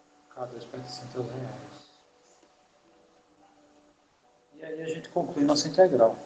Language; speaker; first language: Portuguese; native; Portuguese